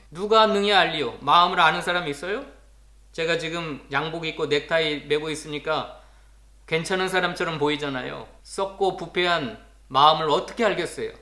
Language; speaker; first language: Korean; native; Korean